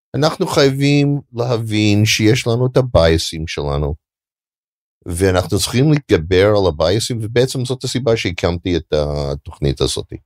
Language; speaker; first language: Hebrew; non-native, fluent; English